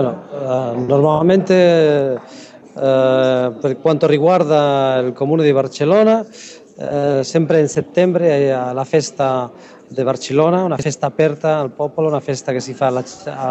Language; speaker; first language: Italian; non-native, learner; Catalan